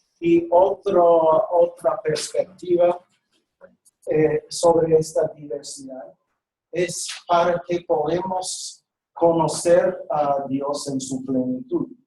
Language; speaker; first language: Spanish; non-native, fluent; English